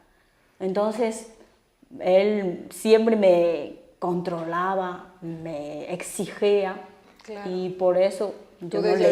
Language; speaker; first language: Spanish; non-native, fluent; Chinese